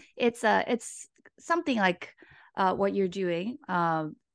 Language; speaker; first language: English; non-native, fluent; Japanese